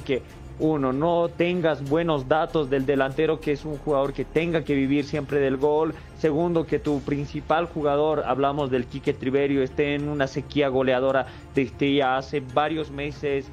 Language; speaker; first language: Spanish; native; Spanish